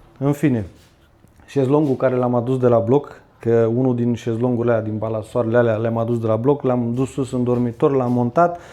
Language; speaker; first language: Romanian; native; Romanian